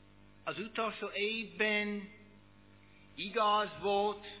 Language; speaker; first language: Hungarian; non-native, learner; English